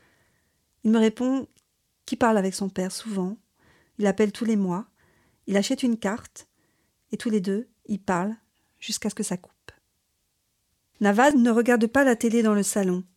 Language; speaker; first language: French; native; French